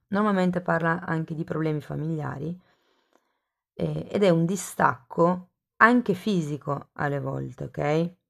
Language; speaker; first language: Italian; native; Italian